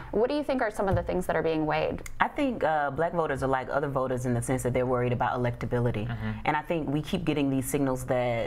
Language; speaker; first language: English; native; English